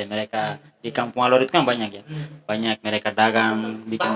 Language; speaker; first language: Indonesian; non-native, fluent; Tetum